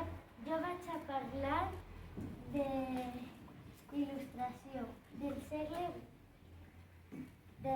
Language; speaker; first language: Catalan; non-native, local second language; Spanish